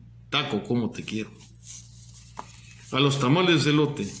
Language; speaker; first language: Spanish; native; Spanish